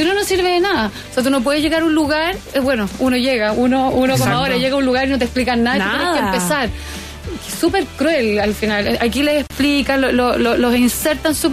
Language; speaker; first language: Spanish; native; Spanish